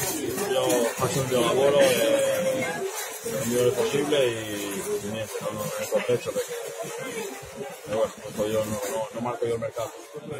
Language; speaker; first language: Italian; non-native, fluent; Spanish